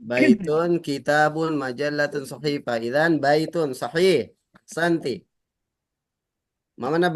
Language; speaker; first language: Arabic; non-native, fluent; Indonesian